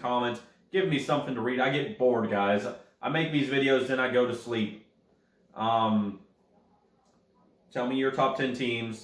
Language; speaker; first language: English; native; English